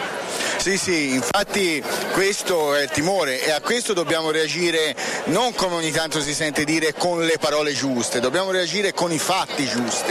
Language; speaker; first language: Italian; native; Italian